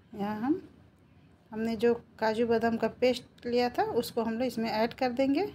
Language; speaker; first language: Hindi; native; Hindi